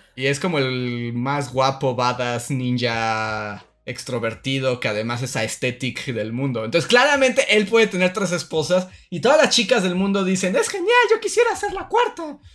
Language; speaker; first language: Spanish; native; Spanish